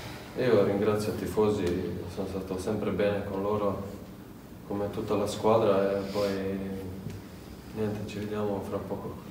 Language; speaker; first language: Italian; non-native, fluent; Serbian